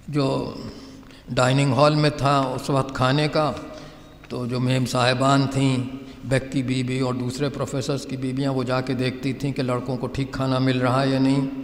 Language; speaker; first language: Urdu; native; Urdu